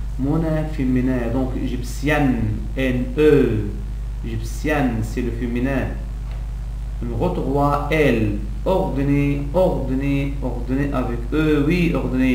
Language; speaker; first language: French; non-native, local second language; Arabic